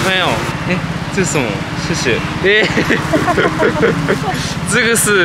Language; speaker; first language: Chinese; early bilingual, heritage; Japanese